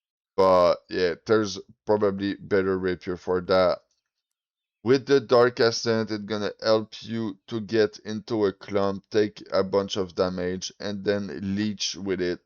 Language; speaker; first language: English; non-native, fluent; French